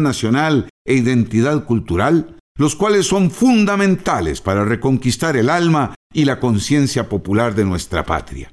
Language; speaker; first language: Spanish; native; Spanish